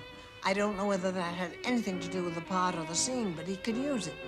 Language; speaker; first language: English; native; English